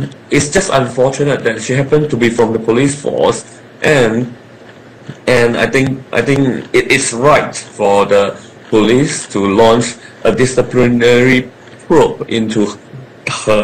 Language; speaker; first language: English; non-native, local second language; Chinese